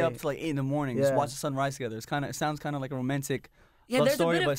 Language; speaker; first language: English; native; English